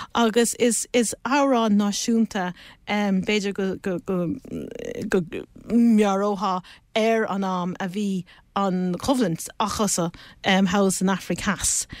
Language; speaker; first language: Irish; native; Irish